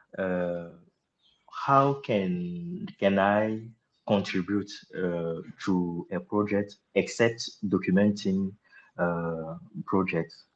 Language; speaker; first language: English; non-native, local second language; French